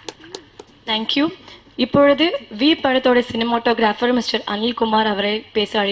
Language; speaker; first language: Tamil; native; Tamil